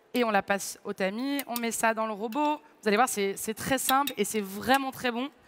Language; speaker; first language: French; native; French